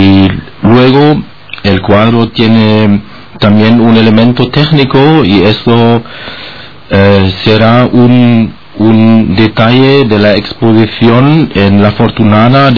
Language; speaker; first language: Spanish; non-native, fluent; German